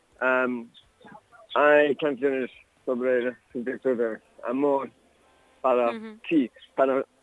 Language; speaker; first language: Spanish; non-native, learner; English